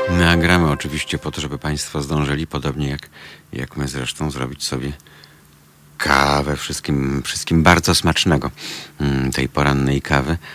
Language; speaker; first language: Polish; native; Polish